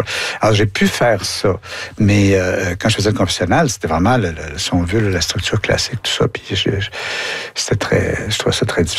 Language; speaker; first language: French; native; French